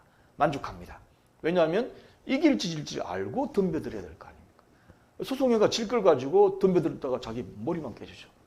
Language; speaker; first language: Korean; native; Korean